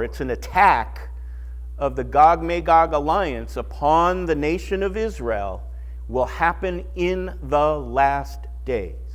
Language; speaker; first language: English; native; English